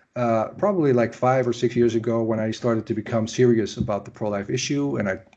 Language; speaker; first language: English; non-native, fluent; Dutch